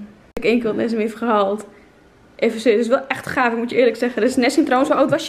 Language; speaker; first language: Dutch; native; Dutch